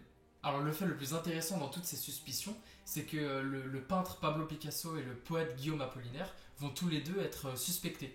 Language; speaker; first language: French; native; French